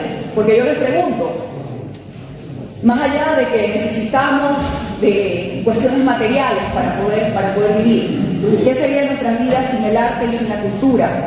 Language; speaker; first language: Spanish; native; Spanish